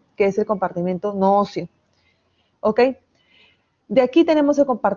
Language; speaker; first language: Spanish; native; Spanish